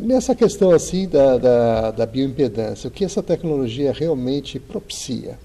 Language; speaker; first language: Portuguese; native; Portuguese